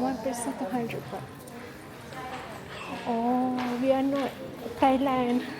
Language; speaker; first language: English; non-native, local second language; Malay